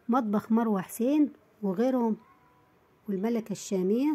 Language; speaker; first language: Arabic; native; Arabic